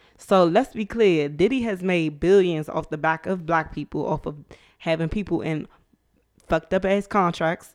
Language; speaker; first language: English; native; English